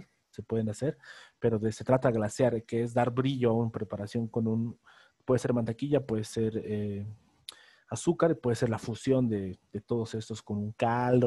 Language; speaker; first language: Spanish; native; Spanish